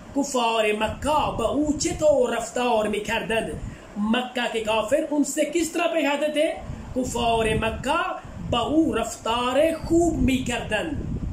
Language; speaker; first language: Persian; non-native, fluent; Urdu